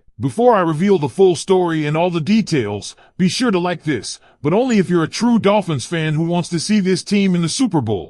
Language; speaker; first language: English; native; English